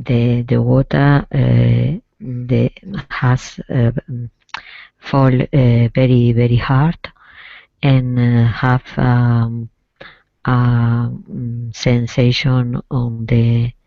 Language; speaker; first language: English; non-native, learner; Spanish